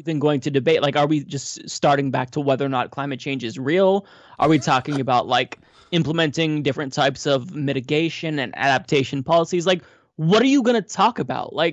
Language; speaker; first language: English; native; English